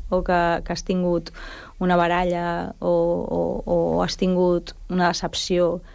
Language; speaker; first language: Catalan; non-native, local second language; Spanish